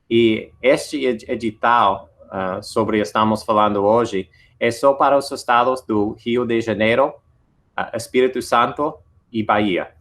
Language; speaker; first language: Portuguese; non-native, fluent; English